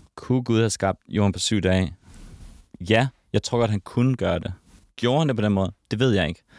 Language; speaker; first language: Danish; native; Danish